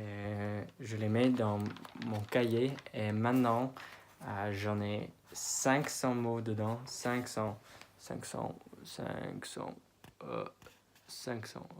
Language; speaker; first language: French; non-native, fluent; English